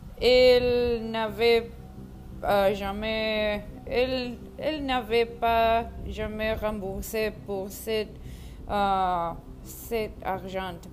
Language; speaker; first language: French; non-native, learner; Spanish